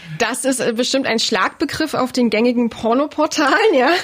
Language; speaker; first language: German; native; German